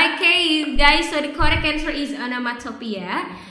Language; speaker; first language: English; non-native, fluent; Indonesian